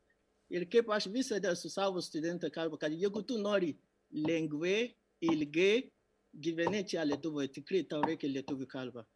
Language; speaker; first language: Lithuanian; non-native, learner; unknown